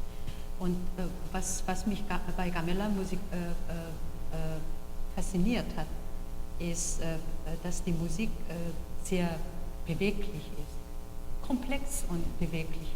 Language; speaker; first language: German; non-native, fluent; Korean